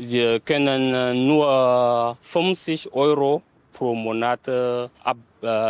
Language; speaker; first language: German; non-native, learner; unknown